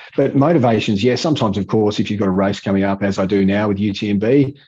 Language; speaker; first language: English; native; English